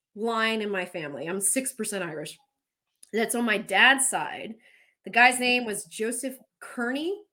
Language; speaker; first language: English; native; English